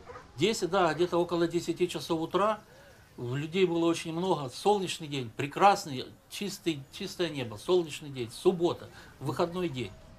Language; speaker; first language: Russian; native; Russian